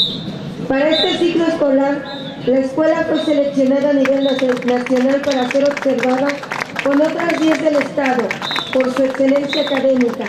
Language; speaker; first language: Spanish; native; Spanish